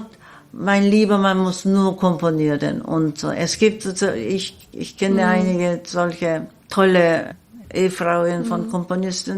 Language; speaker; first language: German; non-native, learner; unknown